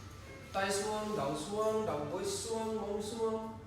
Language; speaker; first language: Vietnamese; non-native, learner; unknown